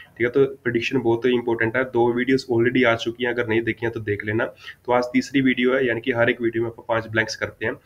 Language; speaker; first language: Hindi; non-native, local second language; Punjabi